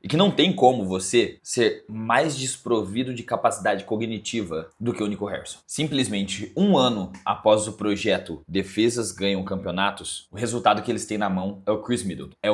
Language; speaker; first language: Portuguese; native; Portuguese